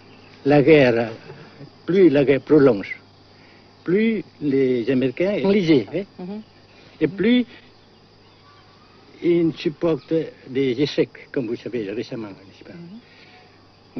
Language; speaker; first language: French; non-native, local second language; Vietnamese